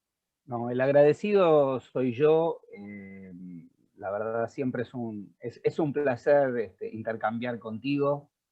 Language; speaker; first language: Spanish; native; Spanish